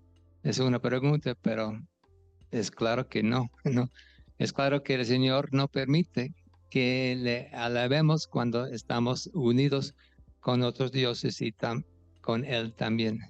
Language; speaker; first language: Spanish; non-native, fluent; English